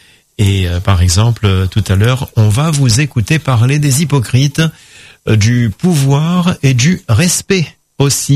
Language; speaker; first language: French; native; French